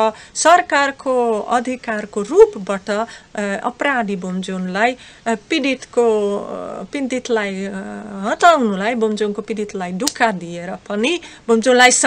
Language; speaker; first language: Nepali; non-native, fluent; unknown